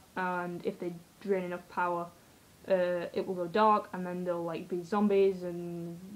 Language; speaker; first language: English; native; English